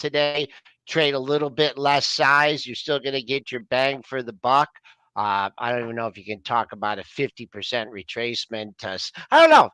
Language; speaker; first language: English; native; English